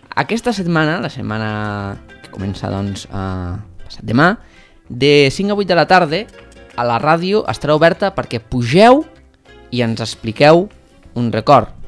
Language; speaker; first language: Catalan; native; Catalan